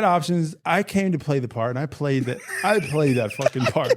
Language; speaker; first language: English; native; English